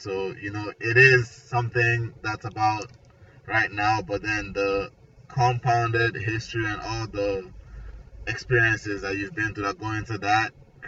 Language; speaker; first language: English; non-native, local second language; Igbo